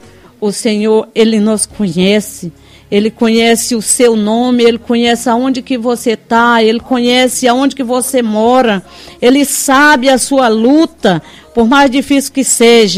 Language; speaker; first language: Portuguese; native; Portuguese